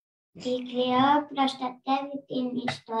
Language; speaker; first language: Greek; non-native, learner; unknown